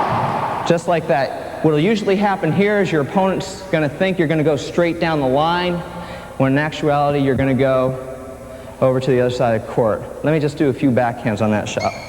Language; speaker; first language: English; native; English